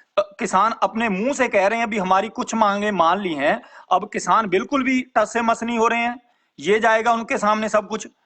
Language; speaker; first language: Hindi; non-native, local second language; Punjabi